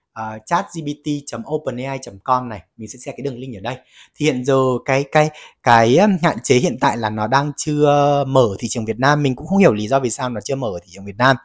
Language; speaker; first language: Vietnamese; native; Vietnamese